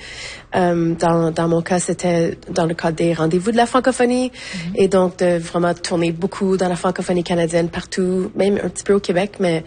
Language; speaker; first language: French; native; French